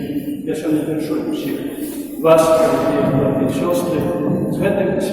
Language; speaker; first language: Polish; non-native, fluent; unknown